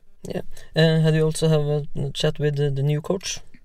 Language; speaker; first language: English; non-native, learner; Norwegian